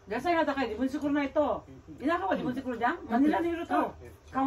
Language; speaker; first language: Japanese; non-native, learner; Filipino